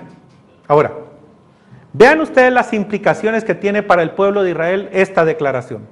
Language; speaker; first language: Spanish; native; Spanish